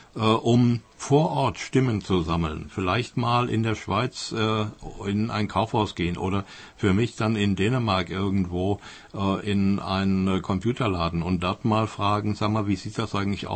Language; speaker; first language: German; native; German